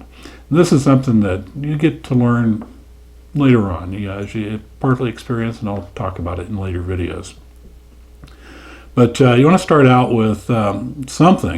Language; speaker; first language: English; native; English